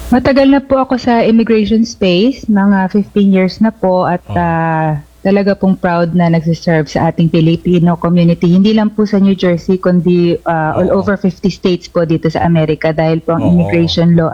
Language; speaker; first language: Filipino; native; Filipino